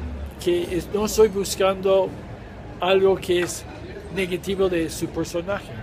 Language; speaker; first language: Spanish; non-native, fluent; English